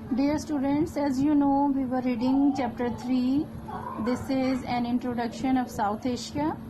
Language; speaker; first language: English; non-native, local second language; Urdu